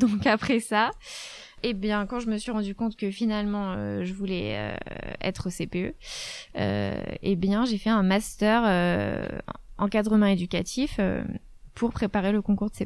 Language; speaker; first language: French; native; French